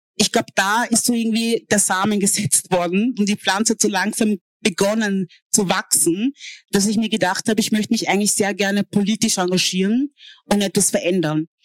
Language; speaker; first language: German; early bilingual, other home language; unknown